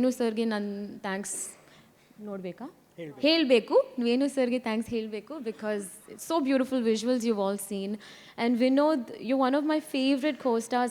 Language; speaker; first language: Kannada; non-native, learner; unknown